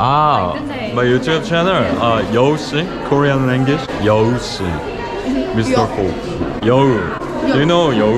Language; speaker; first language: English; non-native, learner; Korean